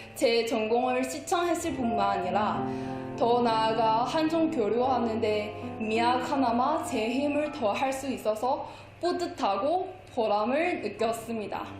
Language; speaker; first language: Korean; non-native, fluent; Chinese